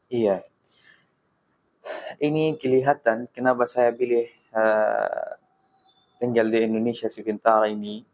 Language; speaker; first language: Indonesian; non-native, fluent; Arabic